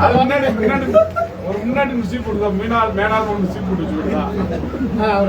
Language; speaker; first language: Tamil; native; Tamil